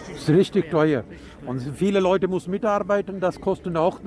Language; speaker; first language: German; non-native, fluent; Urdu